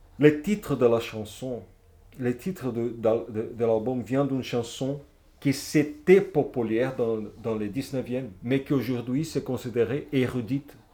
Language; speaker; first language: French; non-native, fluent; Portuguese